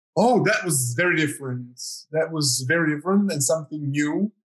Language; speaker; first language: English; non-native, fluent; Croatian